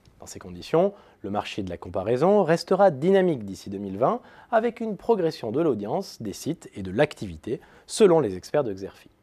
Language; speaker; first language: French; native; French